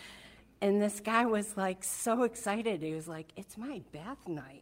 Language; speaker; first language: English; native; English